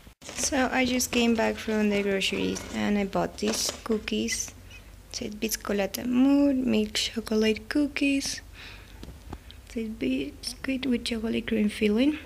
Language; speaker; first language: English; non-native, fluent; Spanish